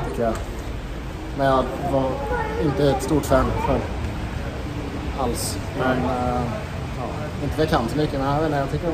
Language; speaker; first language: Swedish; native; Swedish